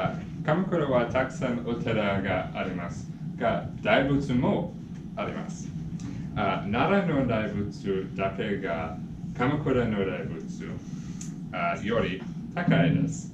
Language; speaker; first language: Japanese; non-native, learner; English